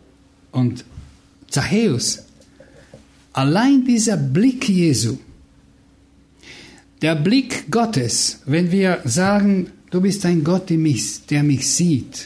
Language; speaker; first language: German; non-native, fluent; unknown